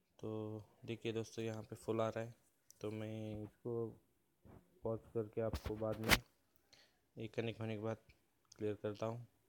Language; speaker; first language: Hindi; non-native, local second language; Marathi